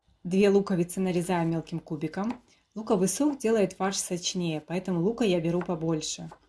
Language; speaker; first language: Russian; native; Russian